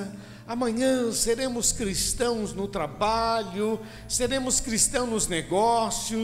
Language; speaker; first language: Portuguese; native; Portuguese